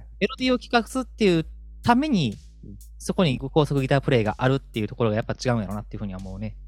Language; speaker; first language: Japanese; native; Japanese